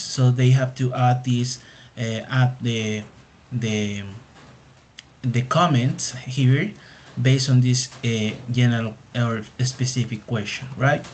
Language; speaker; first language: English; non-native, fluent; Spanish